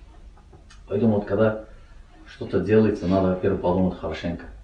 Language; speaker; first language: Russian; non-native, learner; Azerbaijani